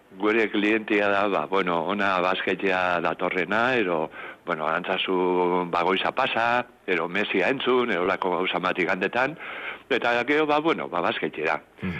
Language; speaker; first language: Basque; native; Basque